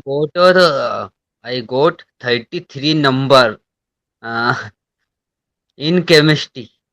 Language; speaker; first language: English; non-native, learner; Hindi